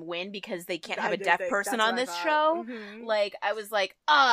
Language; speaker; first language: English; native; English